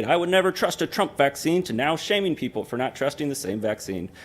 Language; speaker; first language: English; native; English